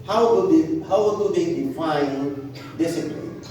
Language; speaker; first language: English; non-native, local second language; Filipino